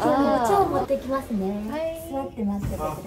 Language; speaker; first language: Japanese; non-native, learner; Korean